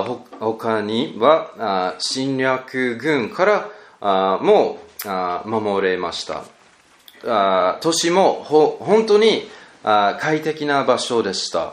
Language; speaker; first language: Japanese; non-native, learner; English